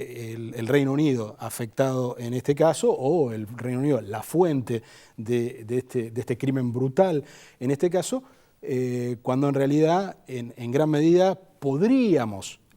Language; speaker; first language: Spanish; native; Spanish